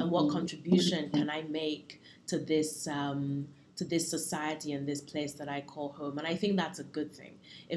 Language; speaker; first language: English; native; English